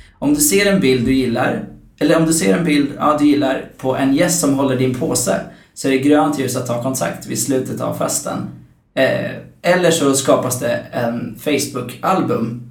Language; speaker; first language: Swedish; early bilingual, other home language; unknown